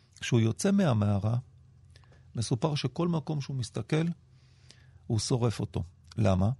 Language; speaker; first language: Hebrew; native; Hebrew